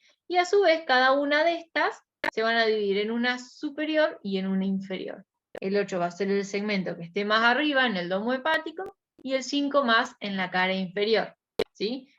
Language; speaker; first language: Spanish; native; Spanish